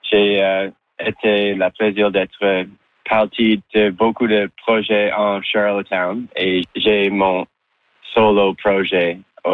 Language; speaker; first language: French; non-native, local second language; English